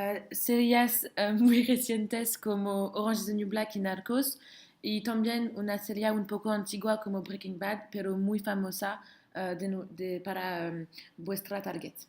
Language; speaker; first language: Spanish; non-native, learner; French